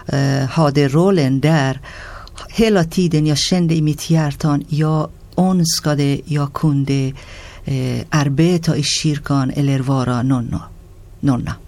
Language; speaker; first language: Swedish; non-native, learner; Persian